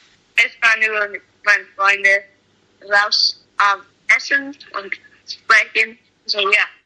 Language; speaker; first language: German; non-native, learner; English